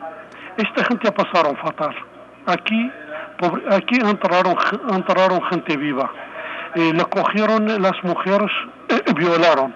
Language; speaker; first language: Spanish; non-native, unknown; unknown